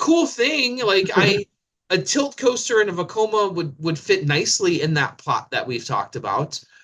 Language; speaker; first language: English; native; English